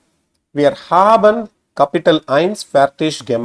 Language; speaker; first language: German; non-native, learner; Tamil